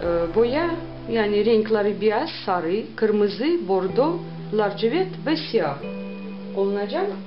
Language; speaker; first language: Turkish; non-native, learner; Russian